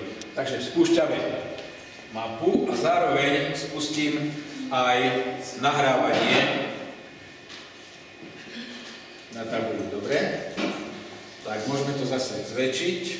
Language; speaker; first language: Slovak; native; Slovak